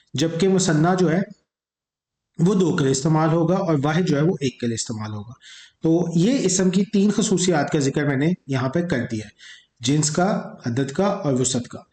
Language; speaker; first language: Urdu; native; Urdu